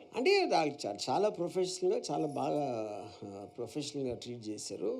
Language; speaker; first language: Telugu; native; Telugu